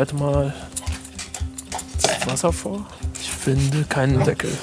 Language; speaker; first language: German; non-native, fluent; Arabic